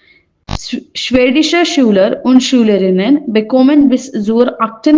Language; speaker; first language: German; non-native, fluent; Hindi